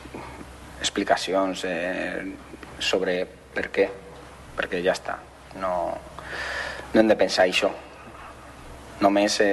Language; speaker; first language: Catalan; non-native, fluent; Spanish